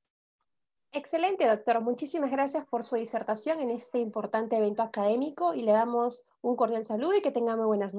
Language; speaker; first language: Spanish; native; Spanish